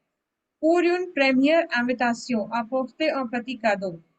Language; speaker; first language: French; non-native, learner; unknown